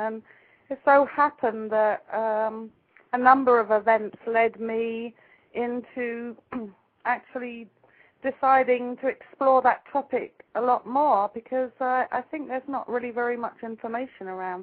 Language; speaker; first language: English; native; English